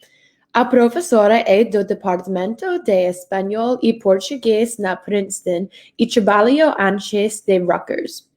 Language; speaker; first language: Portuguese; non-native, learner; English